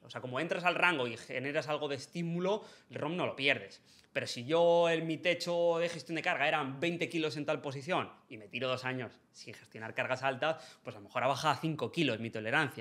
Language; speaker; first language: Spanish; native; Spanish